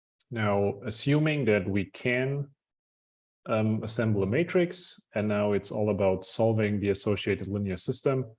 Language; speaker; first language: English; non-native, fluent; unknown